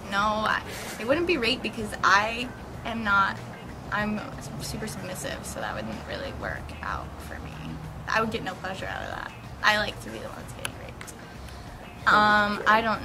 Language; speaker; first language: English; native; English